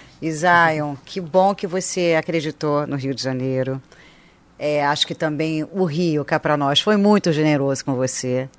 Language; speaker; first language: Portuguese; native; Portuguese